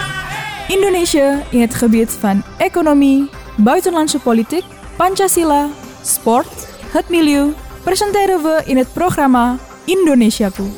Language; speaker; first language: Dutch; non-native, fluent; Indonesian